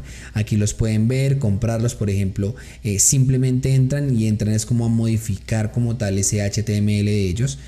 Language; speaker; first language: Spanish; native; Spanish